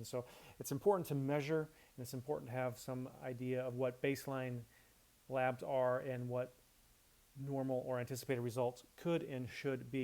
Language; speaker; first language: English; native; English